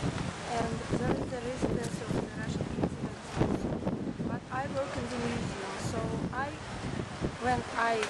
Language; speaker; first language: English; non-native, fluent; Russian